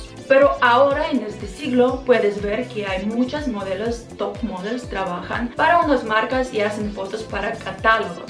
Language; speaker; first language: Spanish; non-native, fluent; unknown